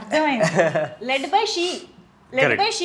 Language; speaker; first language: Telugu; native; Telugu